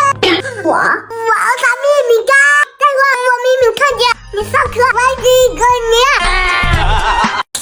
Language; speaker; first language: Chinese; native; Chinese